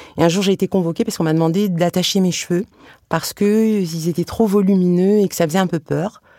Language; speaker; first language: French; early bilingual, other home language; Arabic